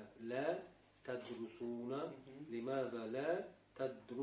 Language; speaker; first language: Arabic; non-native, learner; Russian